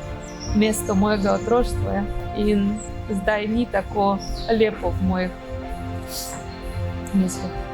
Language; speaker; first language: Slovenian; non-native, learner; Russian